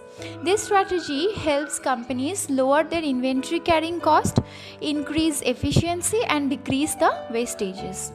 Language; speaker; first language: English; non-native, local second language; Bangla